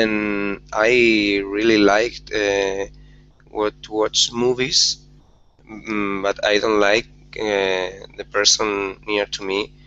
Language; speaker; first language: English; non-native, learner; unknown